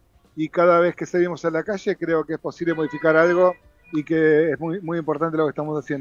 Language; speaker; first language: Spanish; native; Spanish